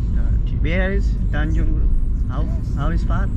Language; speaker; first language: English; non-native, learner; Urdu